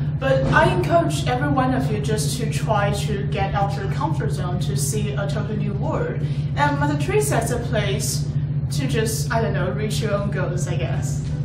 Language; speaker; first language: English; non-native, fluent; Chinese